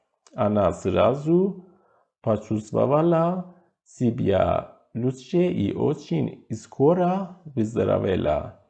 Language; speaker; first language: Russian; non-native, fluent; Persian